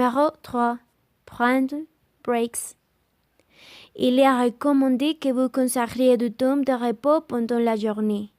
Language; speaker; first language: French; non-native, learner; Spanish